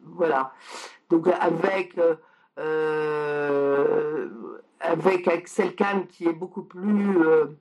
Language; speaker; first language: French; early bilingual, other home language; Polish